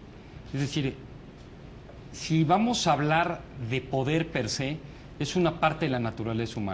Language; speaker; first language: Spanish; native; Spanish